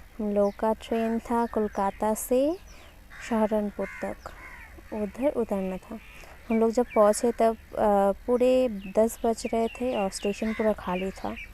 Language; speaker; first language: Hindi; non-native, local second language; Bangla